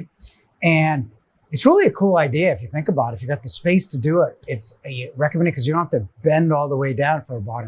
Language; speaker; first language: English; native; English